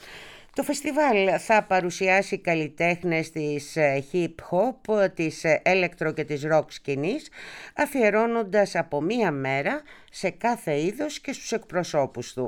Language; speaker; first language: Greek; native; Greek